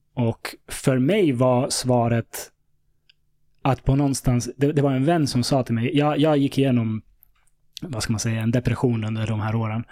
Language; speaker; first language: Swedish; early bilingual, other home language; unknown